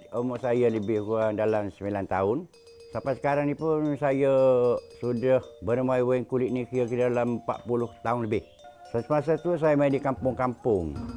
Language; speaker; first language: Malay; early bilingual, other home language; Min Nan Chinese